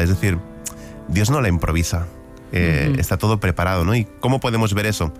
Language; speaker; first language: Spanish; native; Spanish